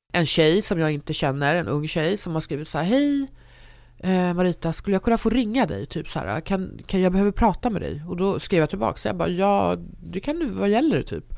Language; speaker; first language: Swedish; native; Swedish